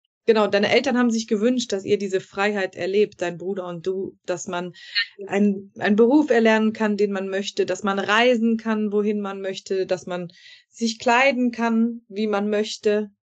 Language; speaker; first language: German; native; German